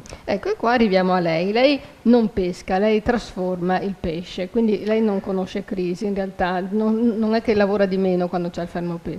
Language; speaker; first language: Italian; native; Italian